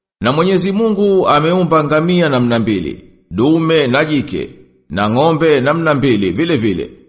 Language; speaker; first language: Swahili; native; Swahili